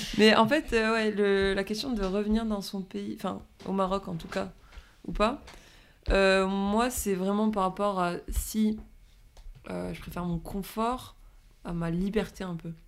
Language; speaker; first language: French; non-native, local second language; Arabic